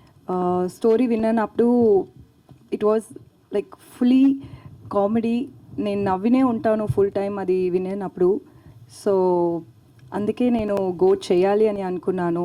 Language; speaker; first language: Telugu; non-native, learner; Tamil